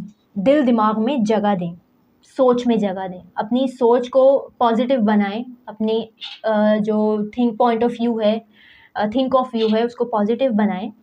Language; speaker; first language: Urdu; native; Urdu